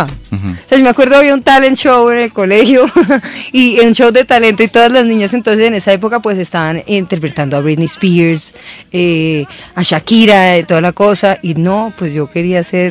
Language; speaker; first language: Spanish; native; Spanish